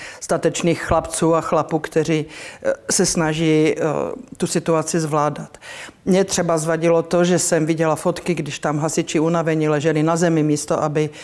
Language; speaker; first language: Czech; native; Czech